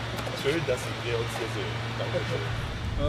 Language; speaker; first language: German; native; German